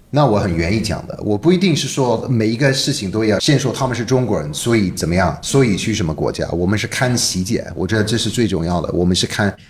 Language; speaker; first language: Chinese; non-native, fluent; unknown